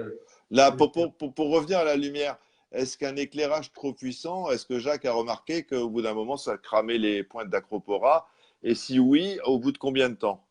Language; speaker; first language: French; native; French